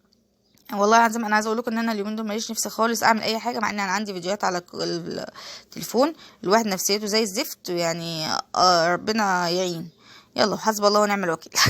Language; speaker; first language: Arabic; native; Arabic